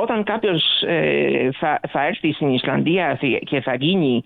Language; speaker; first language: Greek; early bilingual, other home language; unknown